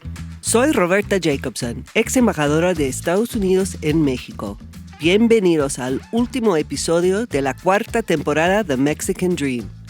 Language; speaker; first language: Spanish; non-native, fluent; English